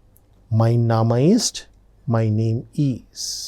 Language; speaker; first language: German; non-native, fluent; Telugu